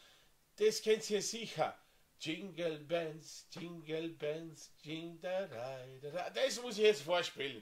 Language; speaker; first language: German; non-native, fluent; Slovenian